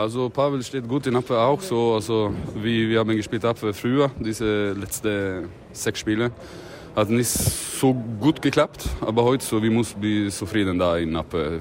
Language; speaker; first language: German; non-native, learner; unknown